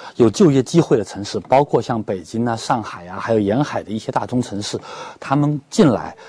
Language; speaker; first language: Chinese; native; Chinese